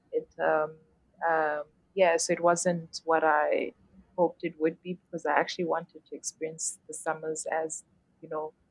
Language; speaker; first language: English; non-native, local second language; Xhosa